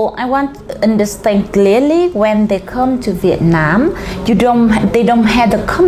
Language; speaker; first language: English; non-native, learner; Vietnamese